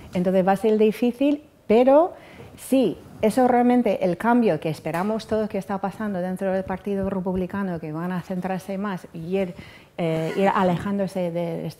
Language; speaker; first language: Spanish; non-native, fluent; English